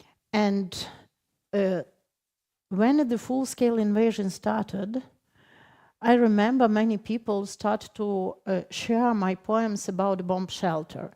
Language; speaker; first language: English; non-native, fluent; Ukrainian